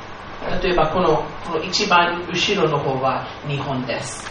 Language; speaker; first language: Japanese; non-native, fluent; English